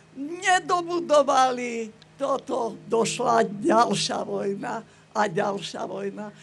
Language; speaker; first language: Slovak; non-native, local second language; Rusyn